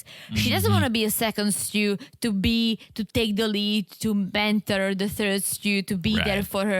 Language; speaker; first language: English; native; English